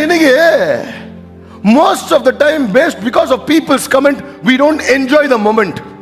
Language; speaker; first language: English; non-native, local second language; Tamil